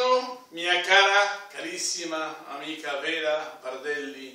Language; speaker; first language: Italian; non-native, fluent; Spanish